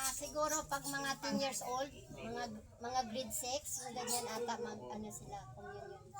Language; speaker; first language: Filipino; non-native, local second language; Cebuano